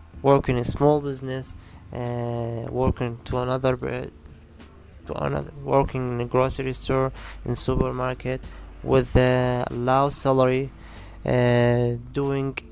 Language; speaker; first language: English; non-native, learner; Arabic